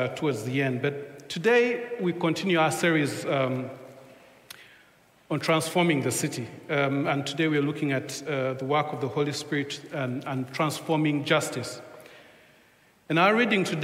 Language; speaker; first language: English; non-native, local second language; Ganda